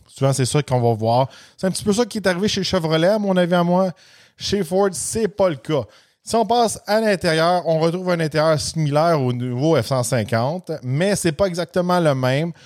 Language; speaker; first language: French; native; French